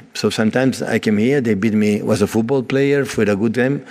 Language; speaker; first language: English; non-native, fluent; Catalan